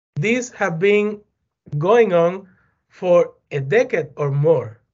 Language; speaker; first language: English; non-native, fluent; Spanish